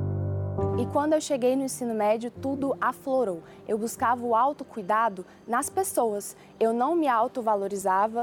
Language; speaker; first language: Portuguese; early bilingual, other home language; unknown